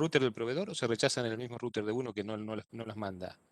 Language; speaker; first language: Spanish; native; Spanish